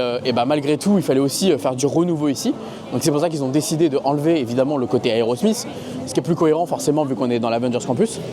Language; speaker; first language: French; native; French